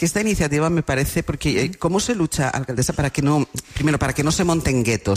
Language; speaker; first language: Spanish; native; Spanish